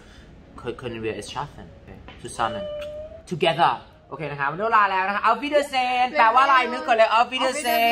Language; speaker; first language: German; non-native, learner; Thai